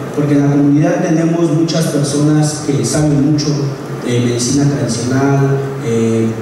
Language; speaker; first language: Spanish; non-native, local second language; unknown